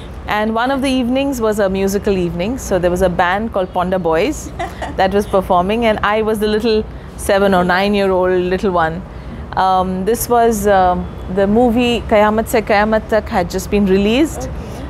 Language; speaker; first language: English; non-native, local second language; Konkani